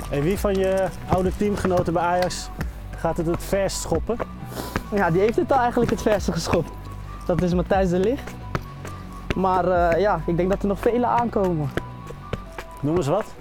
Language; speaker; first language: Dutch; native; Dutch